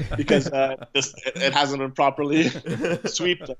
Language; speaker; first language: English; native; English